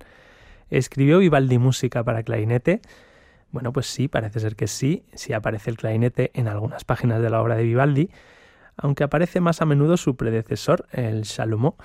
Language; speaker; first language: Spanish; native; Spanish